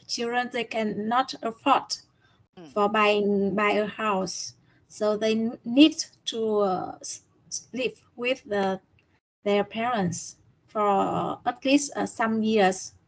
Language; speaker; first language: English; non-native, learner; Vietnamese